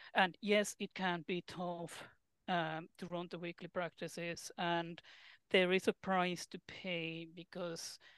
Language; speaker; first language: English; non-native, fluent; Finnish